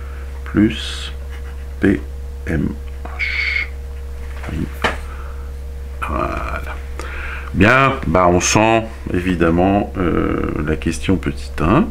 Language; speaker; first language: French; native; French